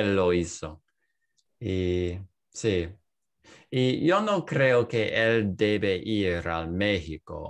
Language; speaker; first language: Spanish; non-native, learner; English